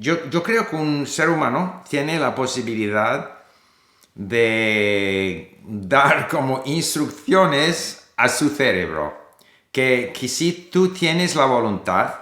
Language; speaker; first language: Spanish; non-native, fluent; English